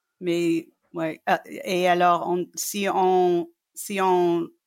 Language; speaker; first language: French; non-native, fluent; English